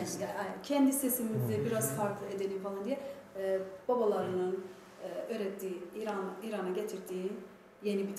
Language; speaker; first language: Turkish; non-native, fluent; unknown